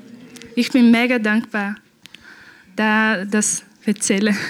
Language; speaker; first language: German; non-native, learner; Portuguese